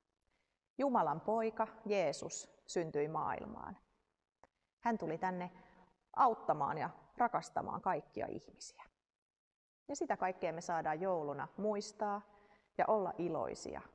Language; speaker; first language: Finnish; native; Finnish